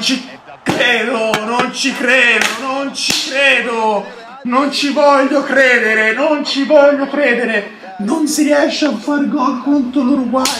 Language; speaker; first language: Italian; native; Italian